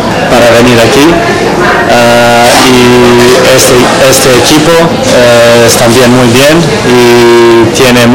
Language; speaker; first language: Spanish; non-native, learner; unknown